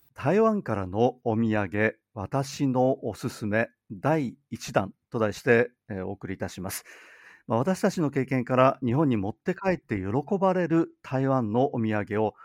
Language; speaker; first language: Japanese; native; Japanese